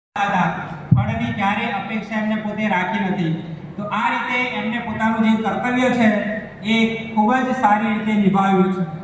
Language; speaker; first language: Gujarati; native; Gujarati